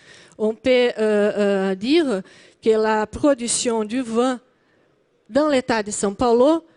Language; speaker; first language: French; non-native, learner; Portuguese